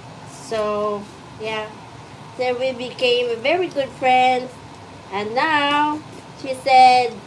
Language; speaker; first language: English; non-native, local second language; Filipino